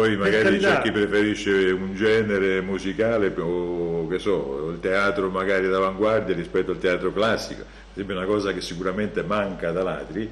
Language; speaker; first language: Italian; native; Italian